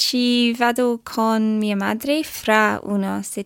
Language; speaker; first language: Italian; non-native, learner; English